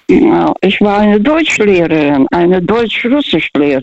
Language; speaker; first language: German; non-native, fluent; Russian